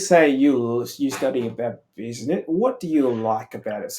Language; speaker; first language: English; non-native, fluent; Vietnamese